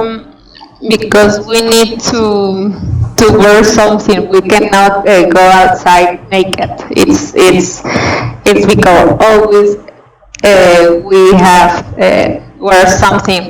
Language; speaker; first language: English; non-native, fluent; Spanish